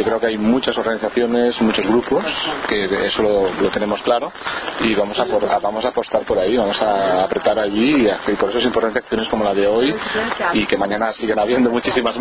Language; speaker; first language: Spanish; native; Spanish